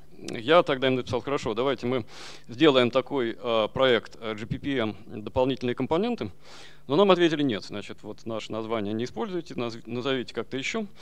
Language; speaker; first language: Russian; native; Russian